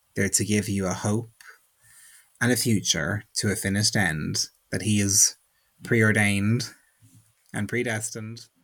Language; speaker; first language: English; native; English